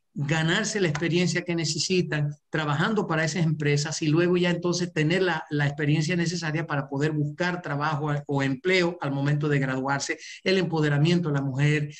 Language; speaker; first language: Spanish; early bilingual, heritage; Spanish